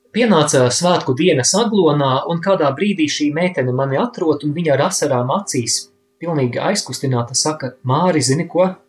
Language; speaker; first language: Latvian; native; Latvian